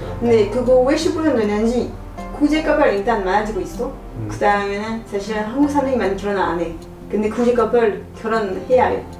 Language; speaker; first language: Korean; non-native, learner; French